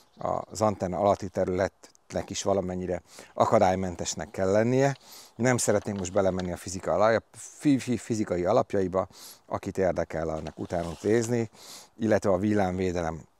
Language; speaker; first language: Hungarian; native; Hungarian